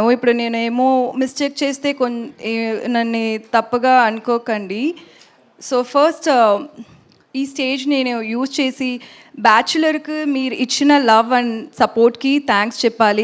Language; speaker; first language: Telugu; non-native, learner; Tamil